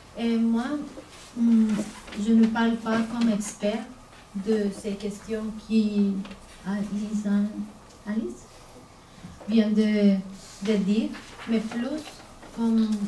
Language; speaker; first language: French; non-native, fluent; Spanish